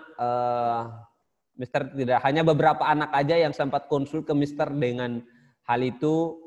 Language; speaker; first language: Indonesian; native; Indonesian